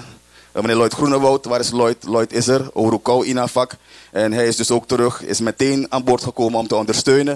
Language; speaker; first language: Dutch; native; Dutch